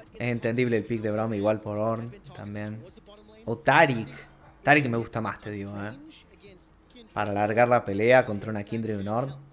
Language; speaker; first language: Spanish; native; Spanish